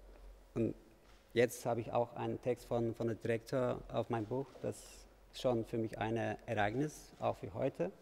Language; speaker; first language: German; non-native, fluent; Turkish